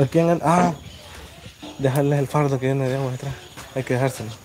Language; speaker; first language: Spanish; native; Spanish